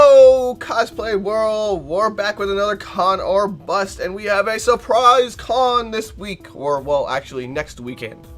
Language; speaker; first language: English; native; English